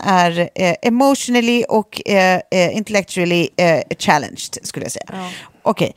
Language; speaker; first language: Swedish; native; Swedish